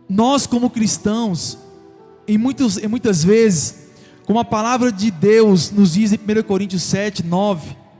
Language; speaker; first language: Portuguese; native; Portuguese